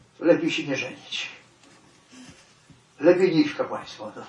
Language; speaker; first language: Polish; native; Polish